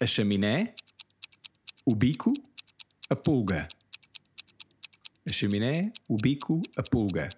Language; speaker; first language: Portuguese; early bilingual, heritage; Portuguese